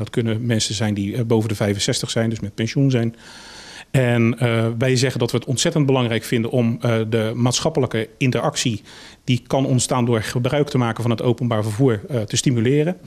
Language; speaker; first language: Dutch; native; Dutch